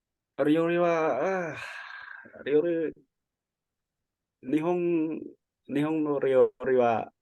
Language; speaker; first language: Japanese; non-native, learner; Indonesian